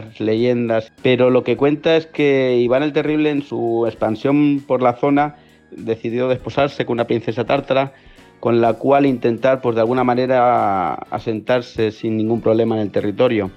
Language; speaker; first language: Spanish; native; Spanish